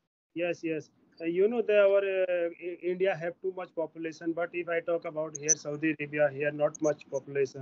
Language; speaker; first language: English; non-native, learner; Hindi